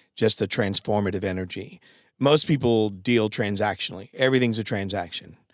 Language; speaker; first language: English; native; English